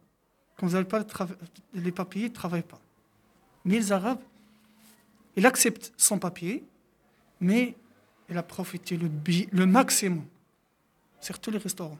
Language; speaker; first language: French; non-native, local second language; Arabic